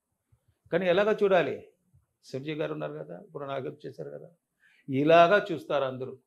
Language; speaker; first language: Telugu; non-native, learner; Tamil